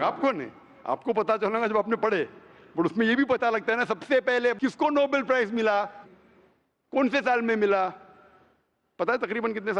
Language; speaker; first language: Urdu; non-native, local second language; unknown